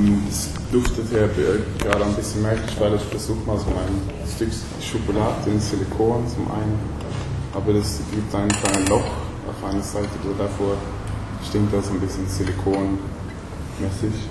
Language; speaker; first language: German; non-native, learner; Swedish